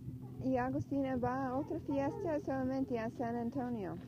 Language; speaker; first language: Spanish; non-native, learner; English